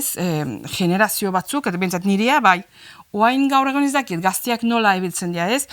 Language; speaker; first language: Basque; non-native, fluent; Azerbaijani